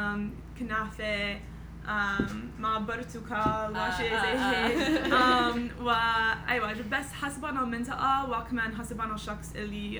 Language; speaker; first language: Arabic; non-native, learner; English